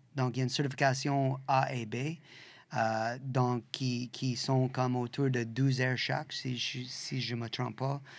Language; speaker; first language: French; non-native, local second language; English